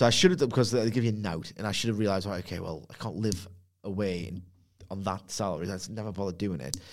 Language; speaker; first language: English; native; English